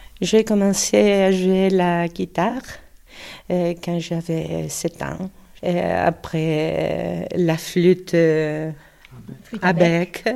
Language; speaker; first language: French; non-native, learner; Spanish